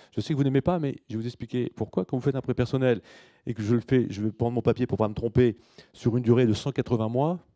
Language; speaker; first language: French; native; French